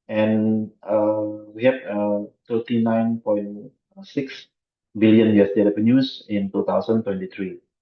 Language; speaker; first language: English; non-native, fluent; Indonesian